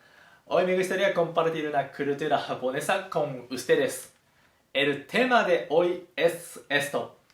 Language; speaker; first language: Spanish; non-native, fluent; Japanese